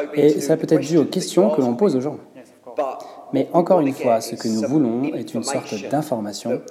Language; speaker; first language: French; non-native, fluent; English